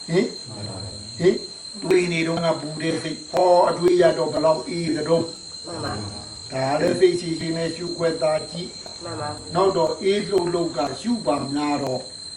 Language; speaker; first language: Burmese; native; Burmese